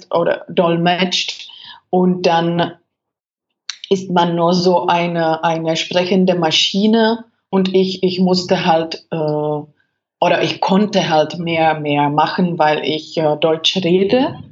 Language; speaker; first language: German; non-native, fluent; Czech